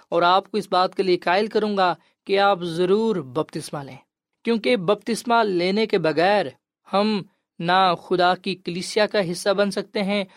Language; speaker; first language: Urdu; non-native, local second language; Punjabi